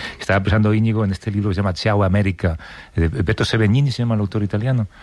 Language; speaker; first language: Spanish; native; Spanish